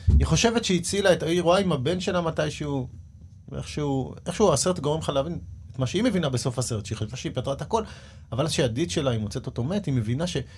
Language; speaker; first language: Hebrew; native; Hebrew